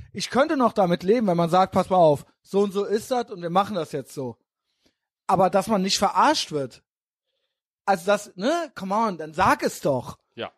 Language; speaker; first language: German; native; German